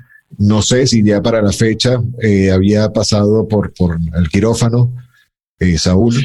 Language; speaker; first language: Spanish; native; Spanish